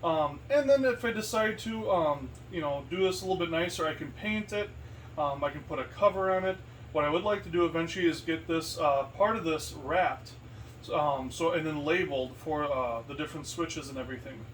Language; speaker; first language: English; native; English